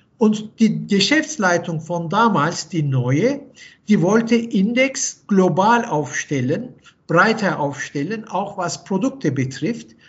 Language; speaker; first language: German; non-native, fluent; Turkish